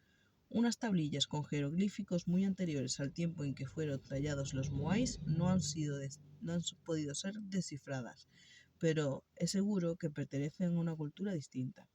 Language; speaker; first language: Spanish; native; Spanish